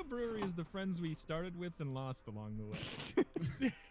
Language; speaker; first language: English; native; English